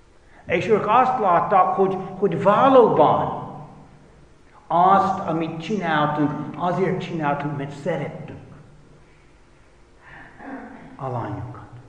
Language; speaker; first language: Hungarian; non-native, fluent; English